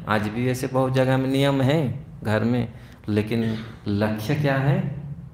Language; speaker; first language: Hindi; non-native, local second language; Odia